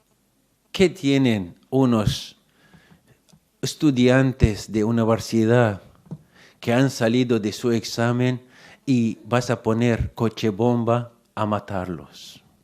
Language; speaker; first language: Spanish; non-native, fluent; Arabic